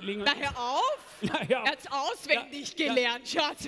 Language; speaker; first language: German; native; German